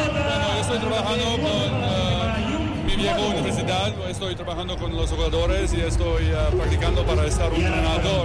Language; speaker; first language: Spanish; non-native, learner; English